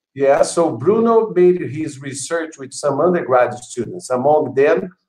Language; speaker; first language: English; non-native, fluent; Portuguese